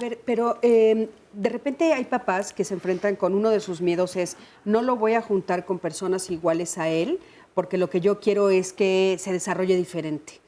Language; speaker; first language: Spanish; native; Spanish